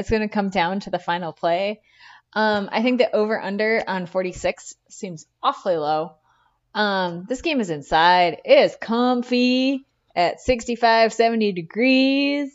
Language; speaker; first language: English; native; English